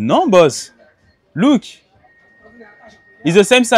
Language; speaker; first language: English; non-native, learner; French